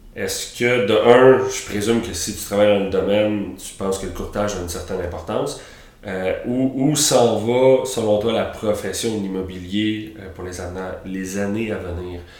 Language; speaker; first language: French; native; French